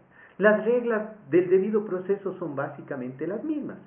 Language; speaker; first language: Spanish; native; Spanish